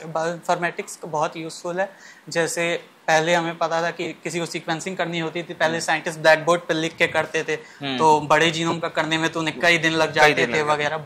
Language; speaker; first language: Hindi; native; Hindi